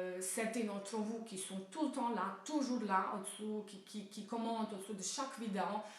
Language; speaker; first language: French; non-native, fluent; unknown